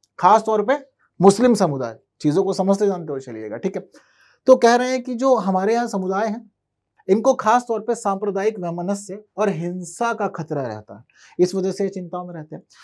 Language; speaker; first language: Hindi; native; Hindi